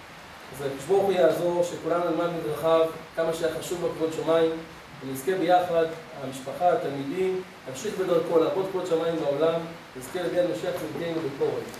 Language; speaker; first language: Hebrew; native; Hebrew